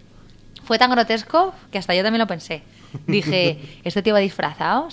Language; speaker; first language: Spanish; native; Spanish